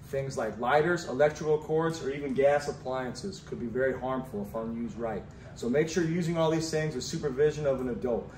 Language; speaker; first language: English; native; English